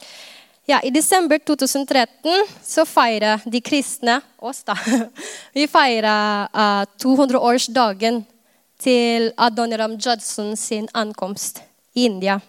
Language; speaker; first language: Norwegian; non-native, fluent; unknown